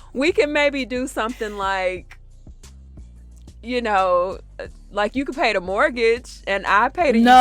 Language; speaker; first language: English; native; English